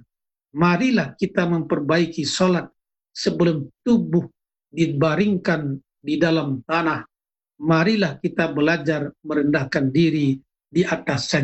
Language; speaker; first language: Indonesian; native; Indonesian